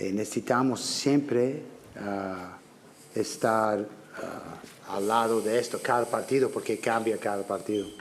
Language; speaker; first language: Spanish; non-native, learner; English